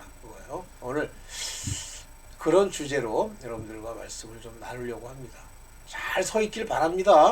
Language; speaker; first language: Korean; native; Korean